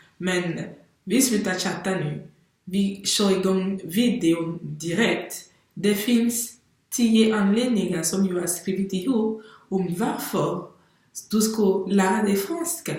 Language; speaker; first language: Swedish; non-native, fluent; French